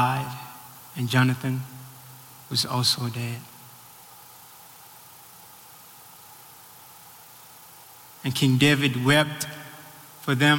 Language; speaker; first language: English; non-native, local second language; Rundi